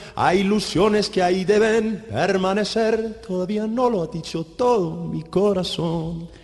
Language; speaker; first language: Spanish; non-native, learner; Icelandic